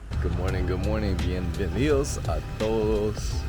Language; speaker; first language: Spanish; non-native, learner; English